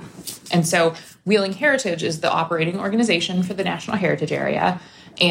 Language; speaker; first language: English; native; English